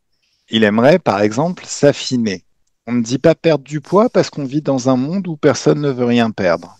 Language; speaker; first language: French; native; French